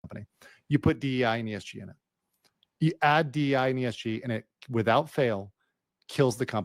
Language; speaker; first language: English; native; English